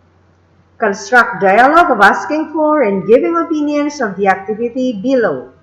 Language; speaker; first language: English; non-native, fluent; Indonesian